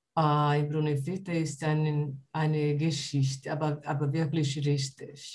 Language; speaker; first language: German; non-native, learner; Portuguese